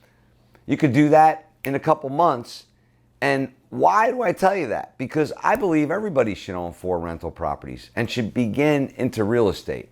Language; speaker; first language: English; native; English